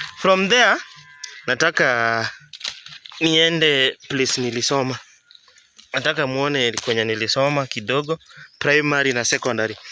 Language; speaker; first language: Swahili; non-native, local second language; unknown